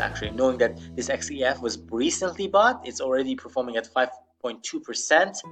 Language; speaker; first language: English; non-native, fluent; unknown